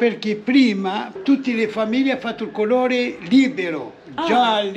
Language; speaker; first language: Italian; non-native, learner; Arabic